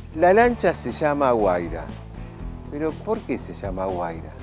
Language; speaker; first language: Spanish; native; Spanish